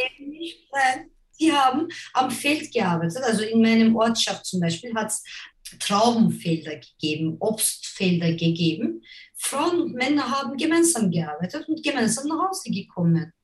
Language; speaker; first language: German; non-native, fluent; Turkish